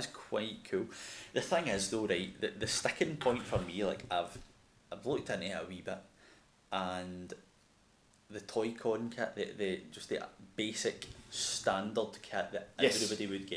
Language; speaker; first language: English; native; English